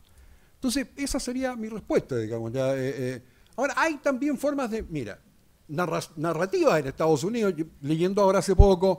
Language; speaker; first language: Spanish; native; Spanish